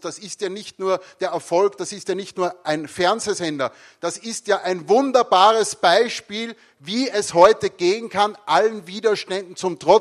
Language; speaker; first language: German; native; German